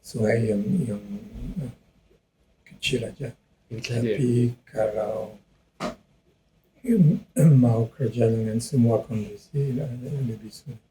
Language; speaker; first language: Indonesian; non-native, learner; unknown